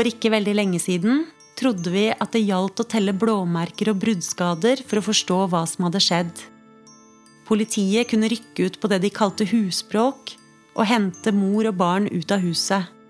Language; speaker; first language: Norwegian; native; Norwegian